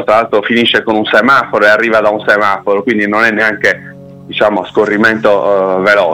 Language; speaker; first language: Italian; native; Italian